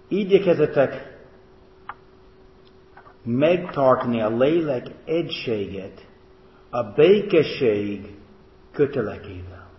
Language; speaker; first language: Hungarian; non-native, fluent; English